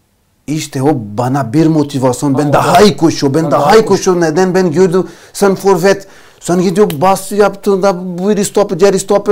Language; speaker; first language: Turkish; non-native, learner; Portuguese